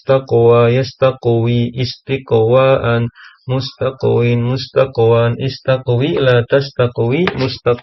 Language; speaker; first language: Arabic; non-native, fluent; Indonesian